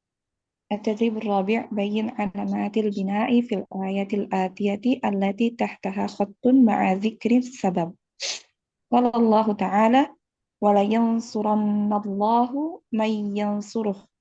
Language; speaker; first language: Arabic; non-native, learner; Indonesian